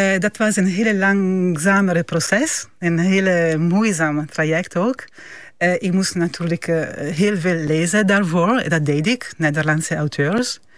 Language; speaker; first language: Dutch; non-native, fluent; Italian